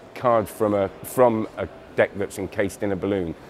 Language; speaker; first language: English; native; English